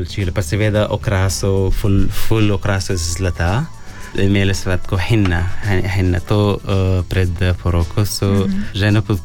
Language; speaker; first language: Slovenian; non-native, fluent; Arabic